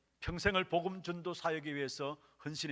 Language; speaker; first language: Korean; native; Korean